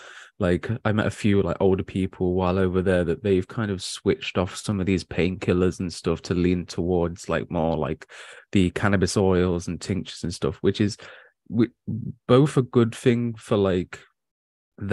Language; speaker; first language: English; native; English